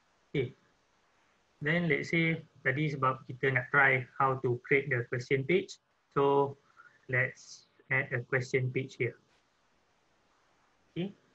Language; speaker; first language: English; non-native, local second language; Malay